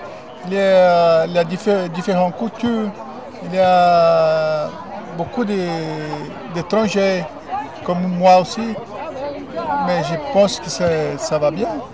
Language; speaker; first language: French; non-native, learner; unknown